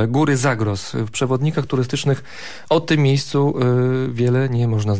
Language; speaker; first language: Polish; native; Polish